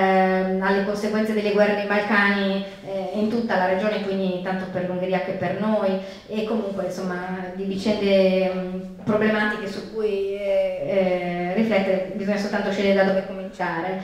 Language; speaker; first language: Italian; native; Italian